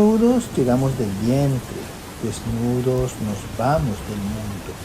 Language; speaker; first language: Spanish; native; Spanish